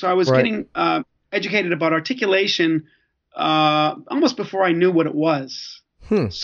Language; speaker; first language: English; native; English